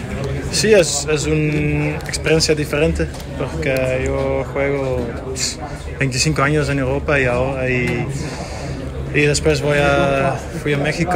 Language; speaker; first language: Spanish; non-native, learner; Dutch